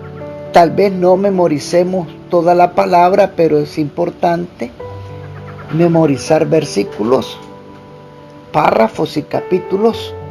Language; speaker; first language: Spanish; native; Spanish